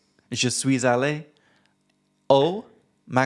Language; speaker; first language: French; non-native, learner; English